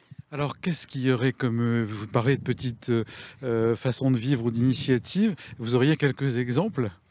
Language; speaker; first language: French; native; French